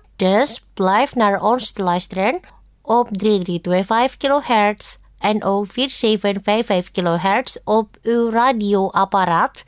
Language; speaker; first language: Dutch; non-native, fluent; Indonesian